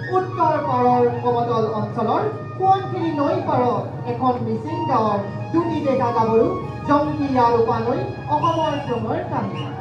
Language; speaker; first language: Assamese; native; Assamese